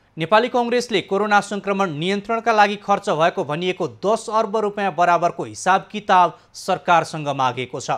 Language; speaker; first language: Nepali; native; Nepali